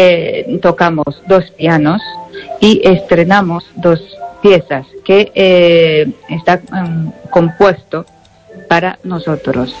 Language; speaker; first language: Spanish; non-native, learner; Japanese